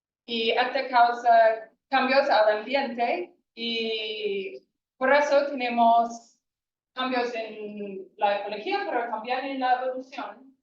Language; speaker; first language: Spanish; non-native, fluent; English